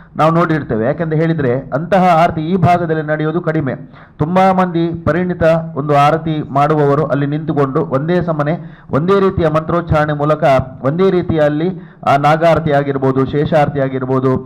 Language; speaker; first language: Kannada; non-native, local second language; Konkani